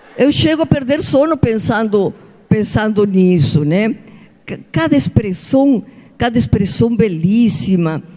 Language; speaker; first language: Portuguese; non-native, fluent; Spanish